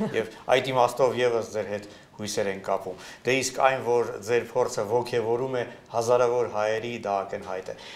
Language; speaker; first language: Armenian; native; Armenian